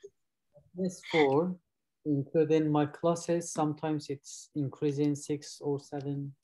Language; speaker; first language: English; non-native, learner; Turkish